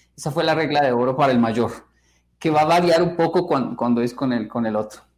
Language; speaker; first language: Spanish; native; Spanish